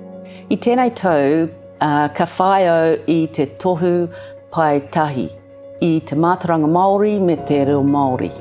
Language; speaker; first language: Māori; non-native, learner; English